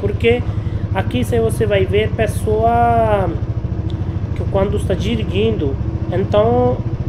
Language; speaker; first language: Portuguese; non-native, learner; Hindi